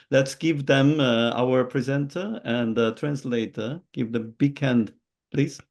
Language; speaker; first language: English; non-native, learner; Korean